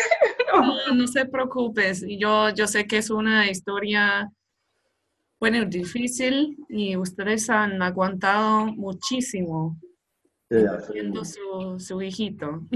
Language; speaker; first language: Spanish; non-native, fluent; English